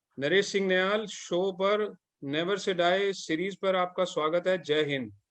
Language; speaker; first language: Hindi; native; Hindi